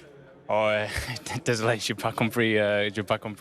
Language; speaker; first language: French; non-native, learner; English